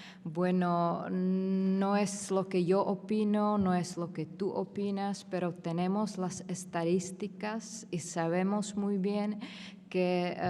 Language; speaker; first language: Spanish; non-native, fluent; Czech